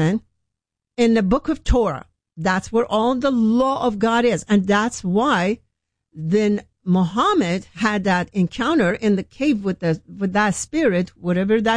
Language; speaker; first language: English; non-native, fluent; Persian